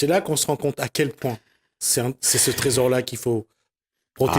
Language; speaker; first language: French; native; French